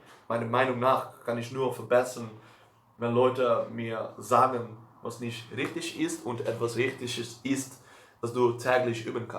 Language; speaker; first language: German; non-native, learner; Dutch